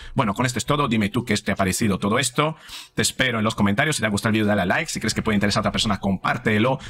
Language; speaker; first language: Spanish; non-native, fluent; Italian